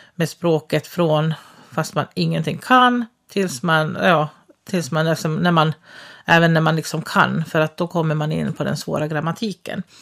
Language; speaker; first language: Swedish; early bilingual, other home language; Finnish